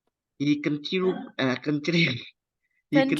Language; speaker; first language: English; non-native, learner; Indonesian